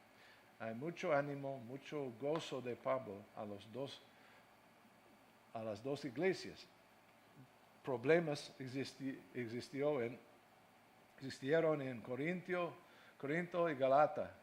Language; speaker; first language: Spanish; non-native, fluent; English